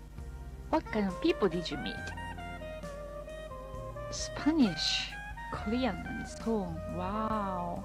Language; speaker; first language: English; non-native, learner; Japanese